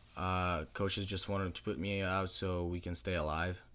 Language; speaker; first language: English; non-native, fluent; Russian